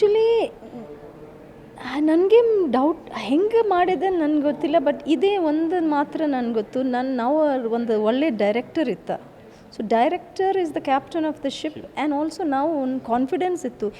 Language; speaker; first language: Kannada; early bilingual, heritage; English